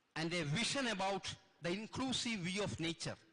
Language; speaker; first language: English; non-native, local second language; Malayalam